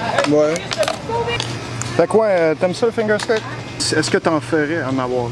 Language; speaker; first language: French; native; French